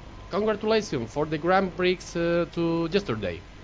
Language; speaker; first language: English; non-native, learner; Spanish